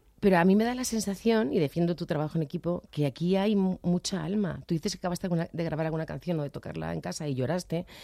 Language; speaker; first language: Spanish; native; Spanish